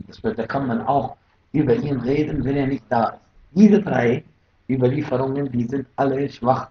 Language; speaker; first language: German; non-native, fluent; Arabic